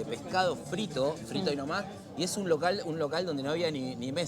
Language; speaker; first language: Spanish; native; Spanish